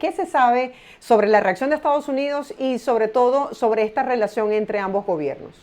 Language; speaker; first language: Spanish; native; Spanish